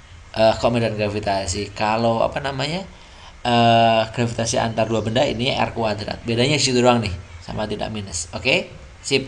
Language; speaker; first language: Indonesian; native; Indonesian